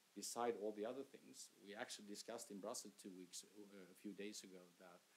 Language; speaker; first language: English; non-native, fluent; Swedish